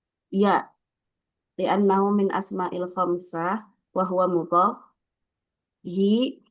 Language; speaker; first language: Arabic; non-native, learner; Indonesian